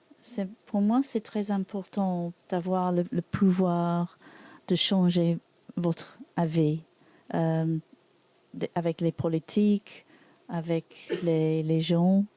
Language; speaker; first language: French; non-native, learner; English